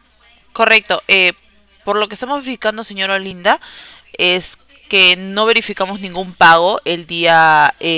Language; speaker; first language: Spanish; native; Spanish